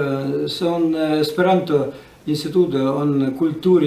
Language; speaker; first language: Estonian; non-native, learner; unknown